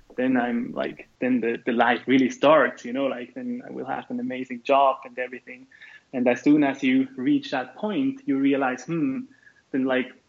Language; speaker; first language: English; non-native, fluent; German